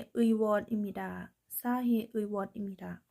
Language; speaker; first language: Korean; non-native, learner; Thai